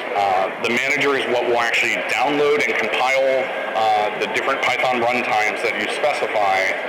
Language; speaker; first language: English; native; English